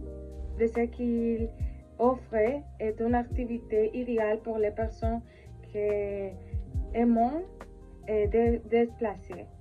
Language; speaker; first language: French; non-native, learner; Spanish